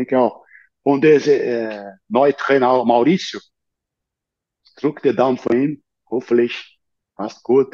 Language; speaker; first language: German; non-native, fluent; Portuguese